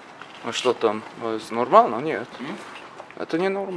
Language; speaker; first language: Russian; non-native, learner; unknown